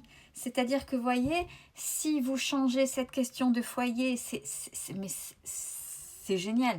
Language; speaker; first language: French; native; French